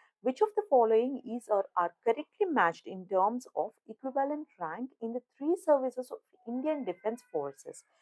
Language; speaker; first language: English; non-native, local second language; Telugu